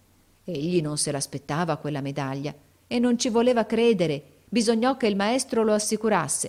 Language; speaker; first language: Italian; native; Italian